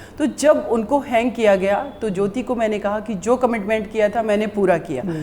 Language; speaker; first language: Hindi; native; Hindi